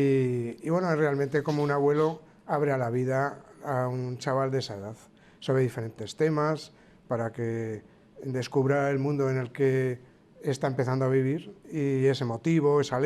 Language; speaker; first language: Spanish; native; Spanish